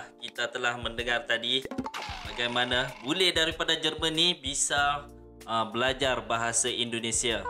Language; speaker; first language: Malay; native; Malay